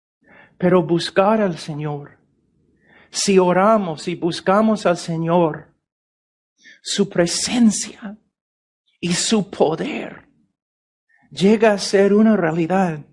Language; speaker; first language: Spanish; non-native, fluent; English